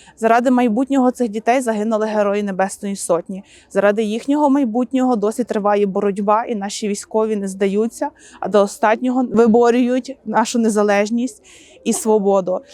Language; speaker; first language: Ukrainian; native; Ukrainian